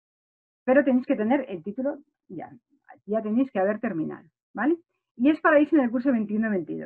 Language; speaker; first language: Spanish; native; Spanish